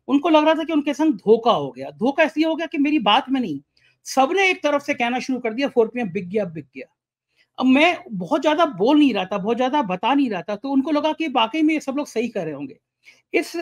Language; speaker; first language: Hindi; native; Hindi